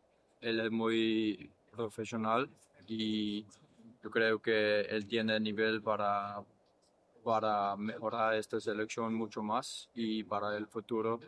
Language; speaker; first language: Spanish; early bilingual, heritage; English